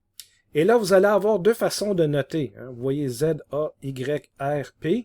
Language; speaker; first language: French; native; French